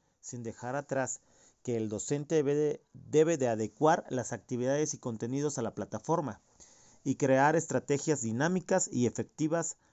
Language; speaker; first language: Spanish; native; Spanish